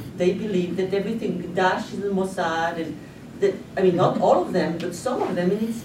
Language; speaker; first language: English; non-native, fluent; French